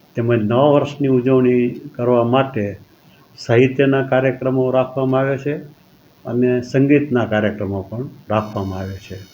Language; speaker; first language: Gujarati; non-native, local second language; Kachhi